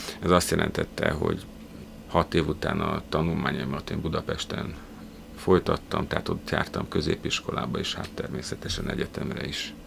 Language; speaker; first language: Hungarian; early bilingual, other home language; Russian